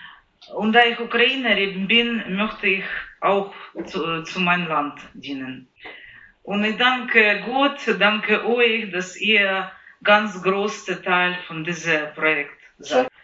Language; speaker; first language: German; non-native, learner; Ukrainian